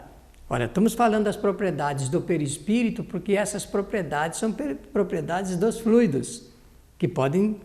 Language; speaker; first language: Portuguese; native; Portuguese